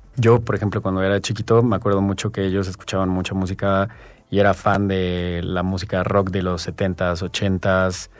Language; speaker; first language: Spanish; native; Spanish